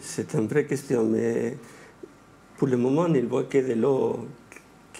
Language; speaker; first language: French; non-native, fluent; Spanish